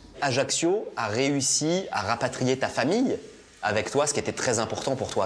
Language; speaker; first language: French; native; French